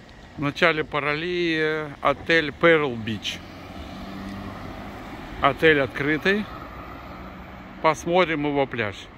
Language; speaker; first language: Russian; native; Russian